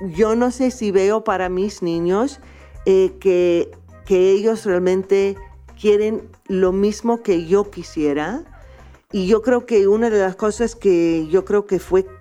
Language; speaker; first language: Spanish; non-native, fluent; English